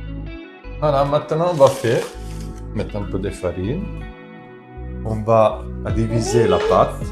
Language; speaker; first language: French; non-native, fluent; Italian